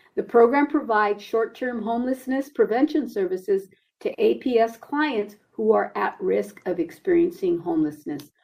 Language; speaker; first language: English; early bilingual, other home language; Spanish